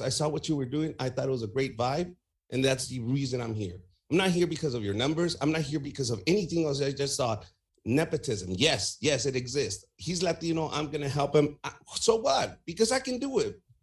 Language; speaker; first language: English; early bilingual, other home language; Spanish